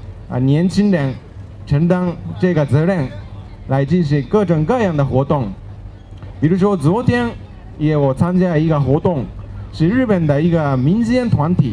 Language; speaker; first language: Chinese; non-native, fluent; Japanese